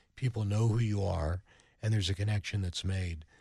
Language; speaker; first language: English; native; English